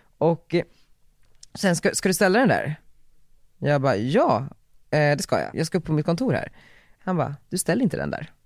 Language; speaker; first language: Swedish; native; Swedish